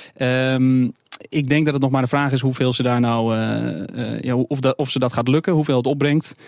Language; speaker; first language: Dutch; native; Dutch